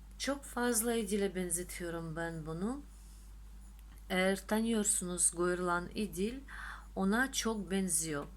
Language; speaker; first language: Turkish; non-native, fluent; Russian